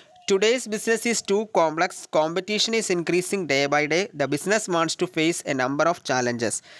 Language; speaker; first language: English; non-native, local second language; Malayalam